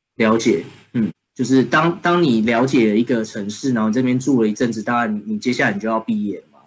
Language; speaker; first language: Chinese; native; Chinese